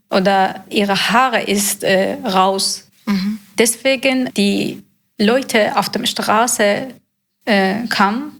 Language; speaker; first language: German; non-native, learner; Persian